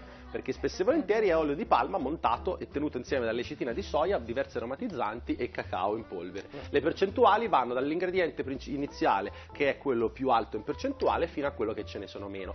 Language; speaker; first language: Italian; native; Italian